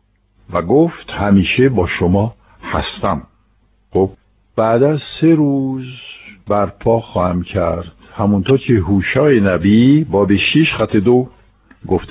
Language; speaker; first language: Persian; non-native, fluent; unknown